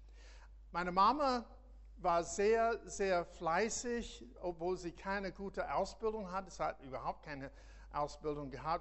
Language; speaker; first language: German; non-native, fluent; English